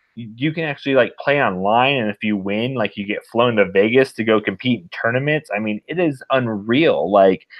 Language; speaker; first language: English; native; English